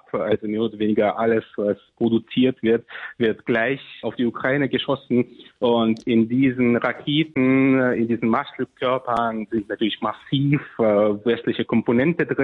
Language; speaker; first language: German; non-native, fluent; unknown